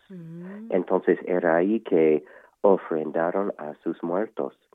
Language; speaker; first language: Spanish; non-native, fluent; English